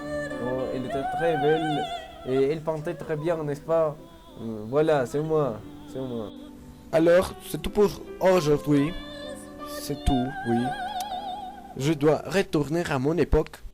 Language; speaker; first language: French; non-native, learner; Spanish